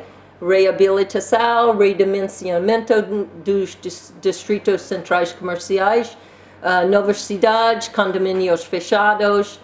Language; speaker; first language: Portuguese; non-native, learner; English